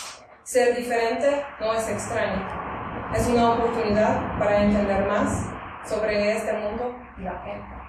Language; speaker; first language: Spanish; non-native, fluent; Hungarian